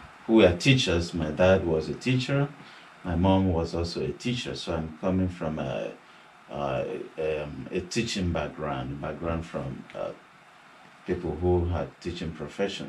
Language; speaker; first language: English; non-native, local second language; Igbo